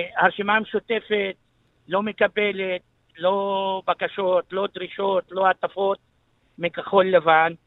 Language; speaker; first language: Hebrew; non-native, local second language; Arabic